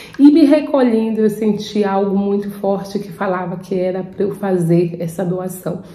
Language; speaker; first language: Portuguese; native; Portuguese